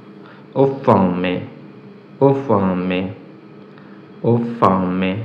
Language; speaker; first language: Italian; non-native, learner; Urdu